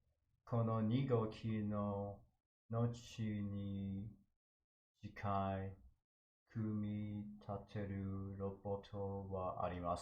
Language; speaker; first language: Japanese; non-native, learner; English